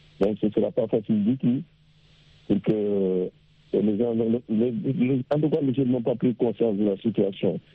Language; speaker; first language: French; non-native, local second language; Wolof